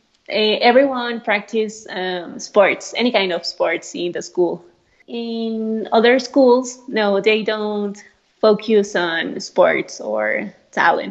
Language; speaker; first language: English; non-native, fluent; Spanish